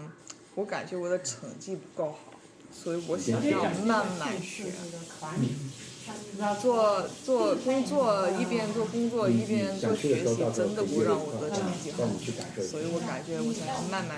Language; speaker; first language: Chinese; non-native, learner; English